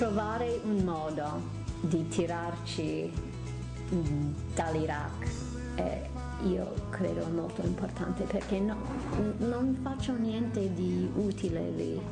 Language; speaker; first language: Italian; non-native, fluent; English